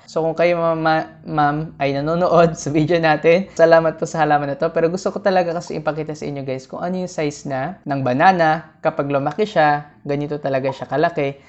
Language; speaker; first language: Filipino; native; Filipino